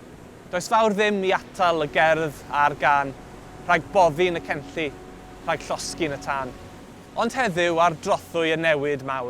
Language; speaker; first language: Welsh; native; Welsh